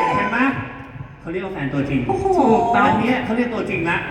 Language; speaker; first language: Thai; native; Thai